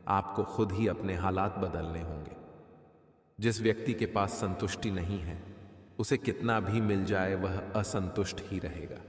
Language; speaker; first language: Hindi; native; Hindi